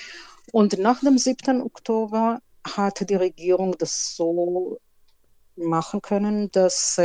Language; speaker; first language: German; non-native, fluent; Hebrew